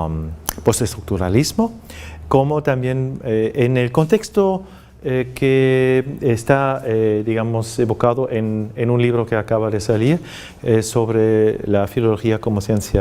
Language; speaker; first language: Spanish; non-native, fluent; German